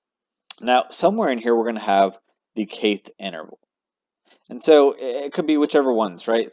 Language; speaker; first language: English; native; English